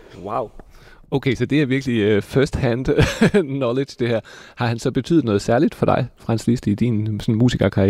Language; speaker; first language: Danish; native; Danish